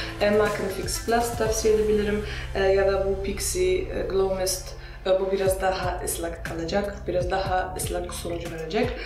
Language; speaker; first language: Turkish; non-native, fluent; Russian